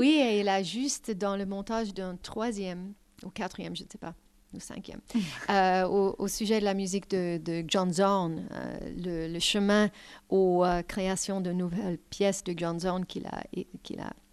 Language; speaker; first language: French; non-native, learner; English